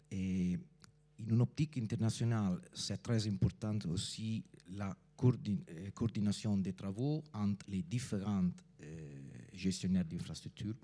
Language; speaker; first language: French; non-native, fluent; Italian